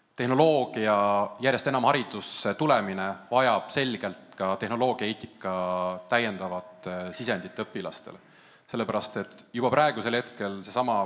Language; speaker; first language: Estonian; native; Estonian